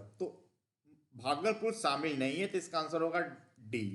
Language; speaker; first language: Hindi; native; Hindi